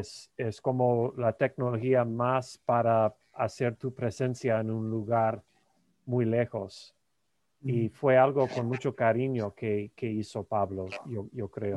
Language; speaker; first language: Spanish; non-native, fluent; English